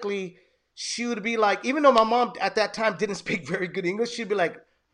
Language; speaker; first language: English; early bilingual, other home language; Spanish